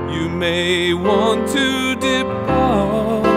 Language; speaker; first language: English; non-native, fluent; Ukrainian